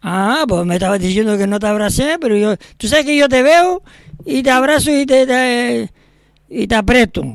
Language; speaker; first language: Spanish; native; Spanish